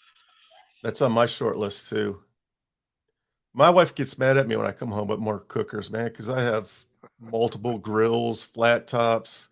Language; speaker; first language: English; native; English